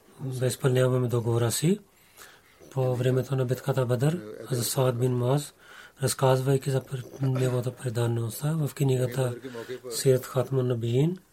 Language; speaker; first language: Bulgarian; non-native, learner; Urdu